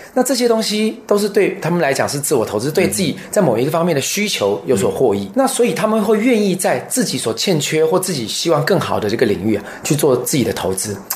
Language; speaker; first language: Chinese; native; Chinese